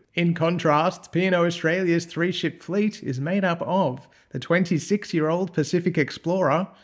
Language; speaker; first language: English; native; English